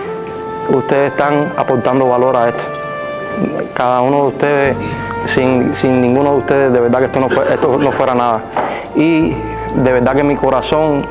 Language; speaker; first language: Spanish; native; Spanish